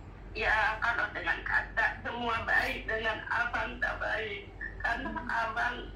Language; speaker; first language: Indonesian; non-native, local second language; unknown